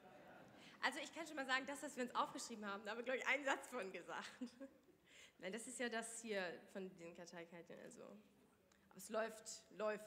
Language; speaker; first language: German; native; German